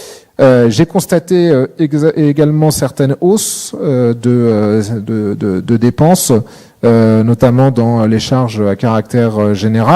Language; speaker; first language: French; native; French